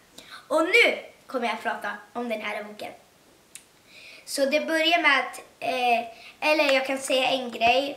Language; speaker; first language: Swedish; early bilingual, other home language; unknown